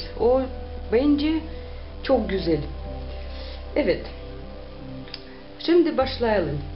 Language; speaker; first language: Turkish; non-native, learner; Russian